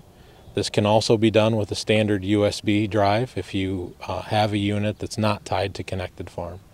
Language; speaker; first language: English; native; English